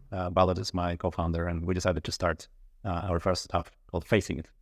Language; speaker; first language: English; non-native, fluent; Russian